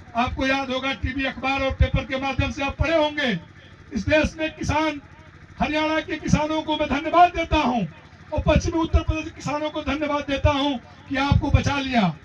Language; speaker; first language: Hindi; native; Hindi